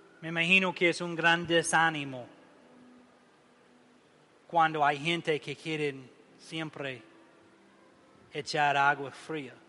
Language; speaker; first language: Spanish; non-native, learner; English